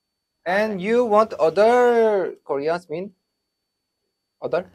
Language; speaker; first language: English; non-native, learner; Korean